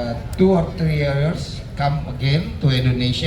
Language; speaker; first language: English; non-native, learner; Indonesian